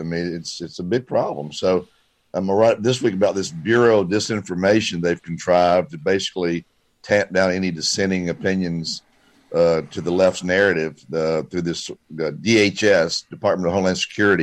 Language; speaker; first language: English; native; English